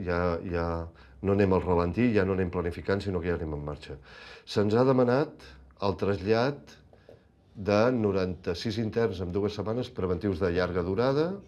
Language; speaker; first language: Catalan; native; Catalan